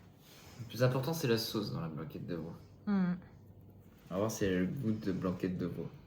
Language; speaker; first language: French; native; French